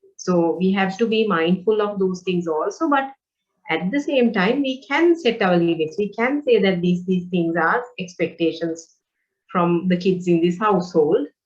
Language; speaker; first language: English; non-native, local second language; Sinhala